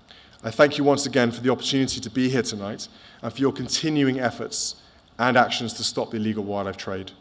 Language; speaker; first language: English; native; English